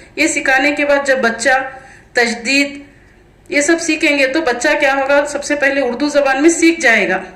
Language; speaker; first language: Urdu; native; Urdu